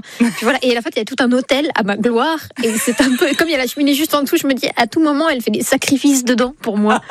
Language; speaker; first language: French; native; French